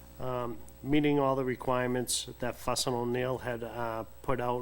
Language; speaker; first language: English; native; English